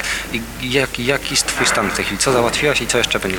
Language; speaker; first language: Polish; native; Polish